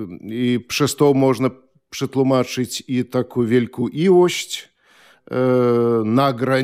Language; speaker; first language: Polish; non-native, fluent; Belarusian